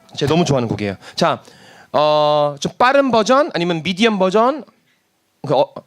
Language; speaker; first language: Korean; non-native, fluent; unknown